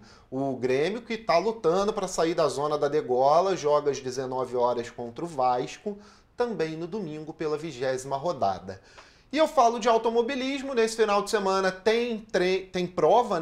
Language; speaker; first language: Portuguese; native; Portuguese